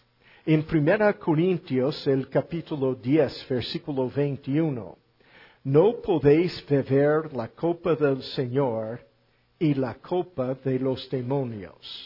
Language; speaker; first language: Spanish; non-native, fluent; English